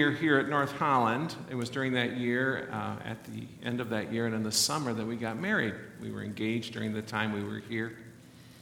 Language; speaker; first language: English; native; English